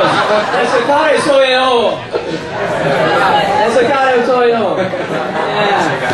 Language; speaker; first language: Portuguese; non-native, learner; English